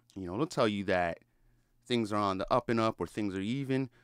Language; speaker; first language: English; native; English